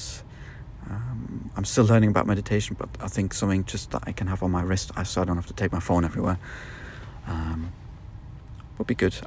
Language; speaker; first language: English; non-native, fluent; German